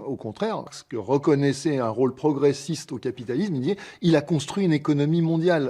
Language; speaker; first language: French; native; French